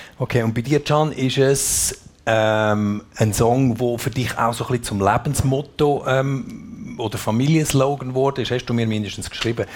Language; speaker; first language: German; native; German